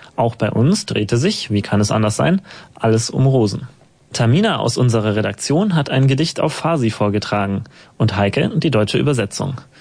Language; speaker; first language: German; native; German